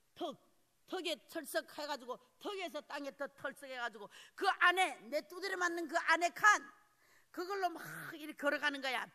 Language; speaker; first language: Korean; early bilingual, heritage; Korean